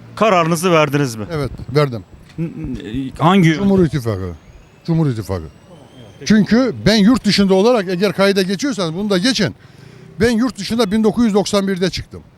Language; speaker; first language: Turkish; native; Turkish